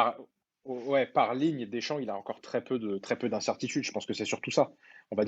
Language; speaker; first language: French; native; French